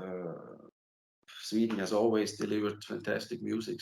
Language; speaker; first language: English; non-native, fluent; German